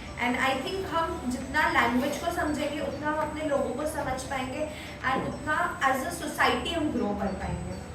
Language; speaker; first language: Hindi; native; Hindi